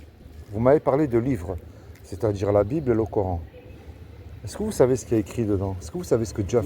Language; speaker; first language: French; native; French